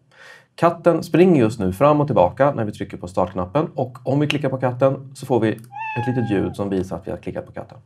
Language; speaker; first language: Swedish; native; Swedish